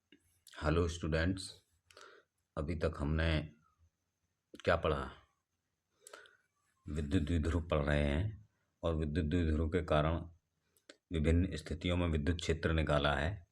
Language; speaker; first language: Hindi; native; Hindi